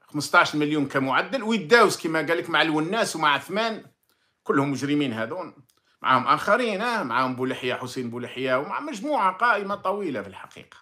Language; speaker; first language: Arabic; native; Arabic